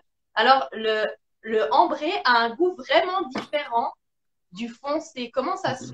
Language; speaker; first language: French; native; French